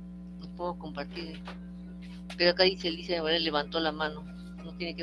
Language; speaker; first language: Spanish; native; Spanish